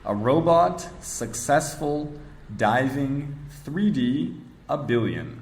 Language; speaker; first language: English; non-native, fluent; Portuguese